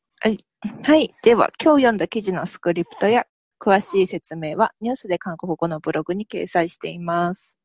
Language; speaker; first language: Japanese; early bilingual, other home language; Korean